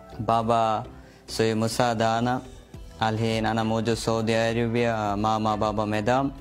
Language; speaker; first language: Arabic; non-native, learner; Bangla